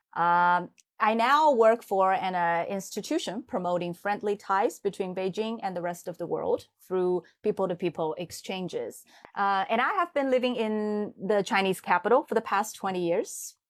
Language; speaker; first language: English; non-native, fluent; Chinese